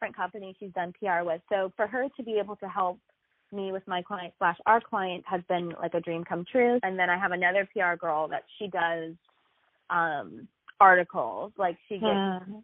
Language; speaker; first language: English; native; English